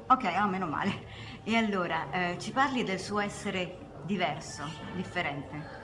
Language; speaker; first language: Italian; native; Italian